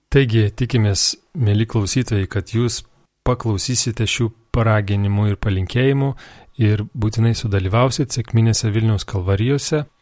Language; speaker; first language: Lithuanian; native; Lithuanian